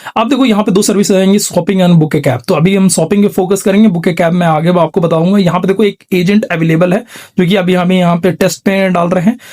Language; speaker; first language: Hindi; native; Hindi